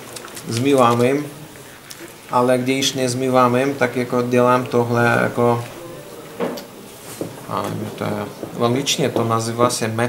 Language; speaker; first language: Czech; non-native, learner; Russian